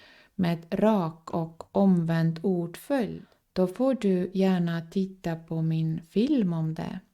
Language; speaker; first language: Swedish; non-native, fluent; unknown